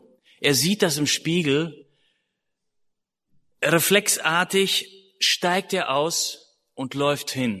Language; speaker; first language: German; native; German